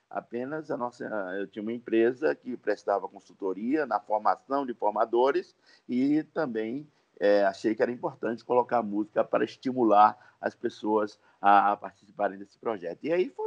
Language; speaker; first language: Portuguese; native; Portuguese